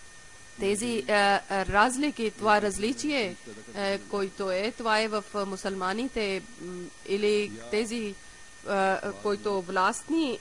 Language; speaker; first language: Bulgarian; non-native, learner; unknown